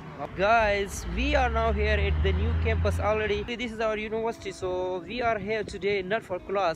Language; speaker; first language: English; non-native, local second language; Urdu